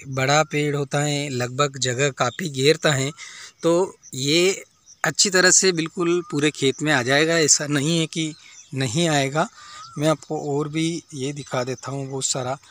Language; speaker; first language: Hindi; native; Hindi